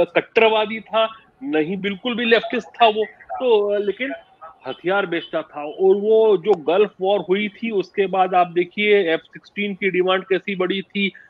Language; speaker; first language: Hindi; native; Hindi